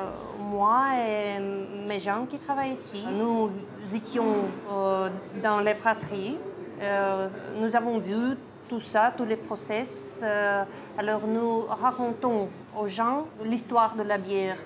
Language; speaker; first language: French; non-native, fluent; Russian